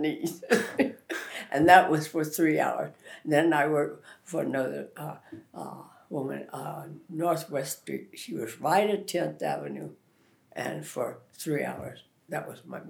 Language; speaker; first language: English; native; English